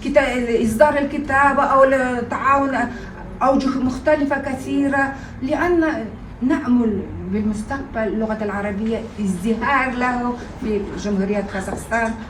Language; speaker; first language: Arabic; non-native, fluent; Kazakh